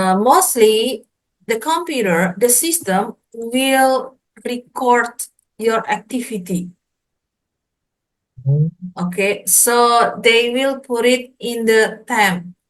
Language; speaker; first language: English; non-native, fluent; Indonesian